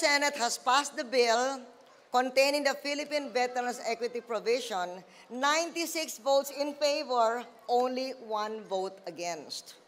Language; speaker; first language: English; non-native, local second language; Filipino